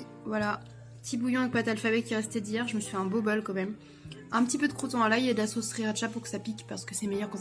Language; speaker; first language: French; native; French